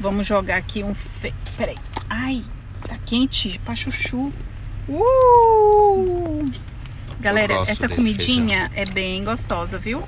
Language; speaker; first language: Portuguese; native; Portuguese